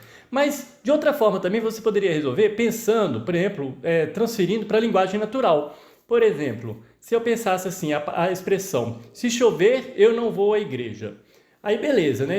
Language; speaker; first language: Portuguese; native; Portuguese